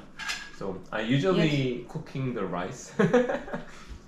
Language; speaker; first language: English; non-native, learner; Korean